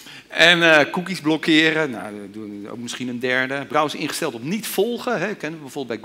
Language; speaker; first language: Dutch; native; Dutch